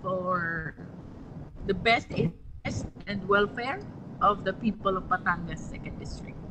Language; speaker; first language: English; non-native, local second language; Filipino